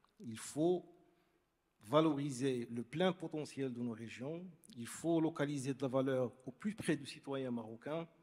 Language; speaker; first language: French; non-native, local second language; Arabic